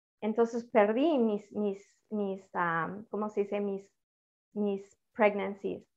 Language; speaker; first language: Spanish; non-native, fluent; Italian